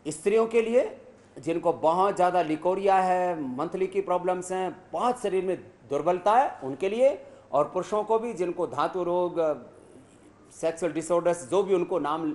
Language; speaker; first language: Hindi; native; Hindi